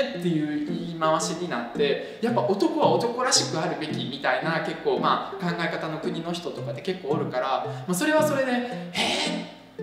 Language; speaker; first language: Japanese; early bilingual, other home language; Russian